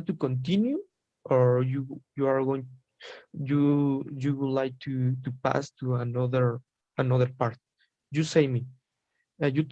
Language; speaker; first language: English; non-native, learner; Spanish